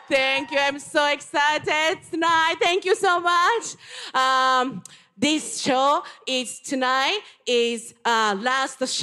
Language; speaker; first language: English; non-native, learner; Japanese